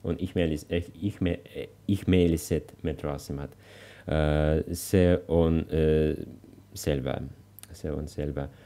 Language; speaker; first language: Finnish; non-native, learner; Russian